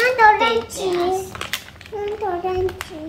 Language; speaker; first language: Japanese; early bilingual, heritage; Japanese